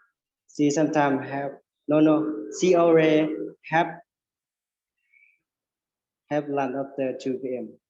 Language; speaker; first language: English; non-native, learner; Thai